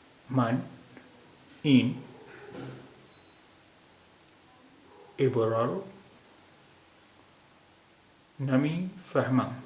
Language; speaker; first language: Persian; non-native, fluent; Urdu